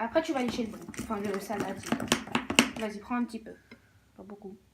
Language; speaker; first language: French; native; French